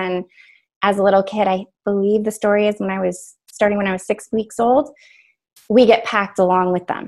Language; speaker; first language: English; native; English